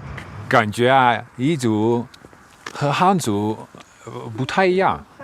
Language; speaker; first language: Chinese; non-native, fluent; Dutch